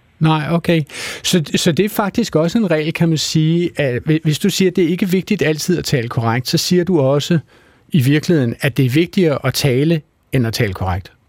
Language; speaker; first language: Danish; native; Danish